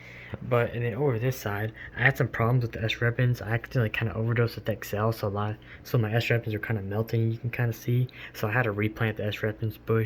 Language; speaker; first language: English; native; English